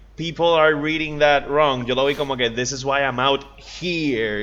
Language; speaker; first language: English; non-native, local second language; Spanish